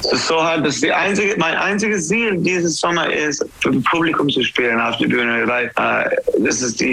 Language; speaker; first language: German; non-native, learner; English